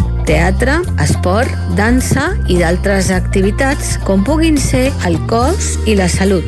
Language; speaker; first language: Catalan; native; Catalan